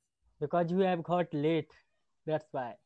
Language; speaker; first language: English; non-native, learner; Hindi